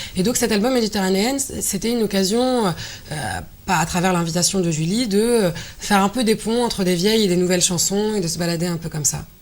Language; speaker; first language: French; non-native, local second language; Arabic